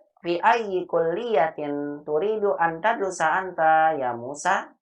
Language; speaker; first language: Arabic; non-native, fluent; Indonesian